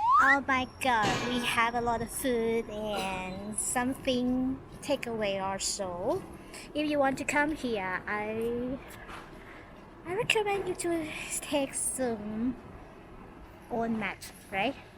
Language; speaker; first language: English; non-native, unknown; Thai